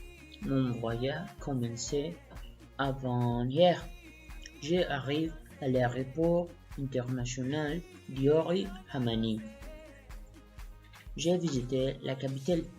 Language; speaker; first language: French; non-native, learner; Spanish